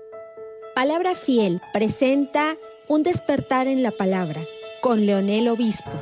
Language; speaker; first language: Spanish; native; Spanish